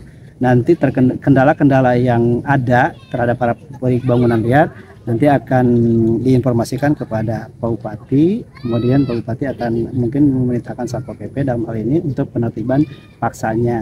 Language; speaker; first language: Indonesian; non-native, local second language; Sundanese